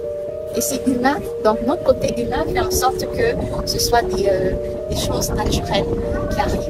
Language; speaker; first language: French; native; French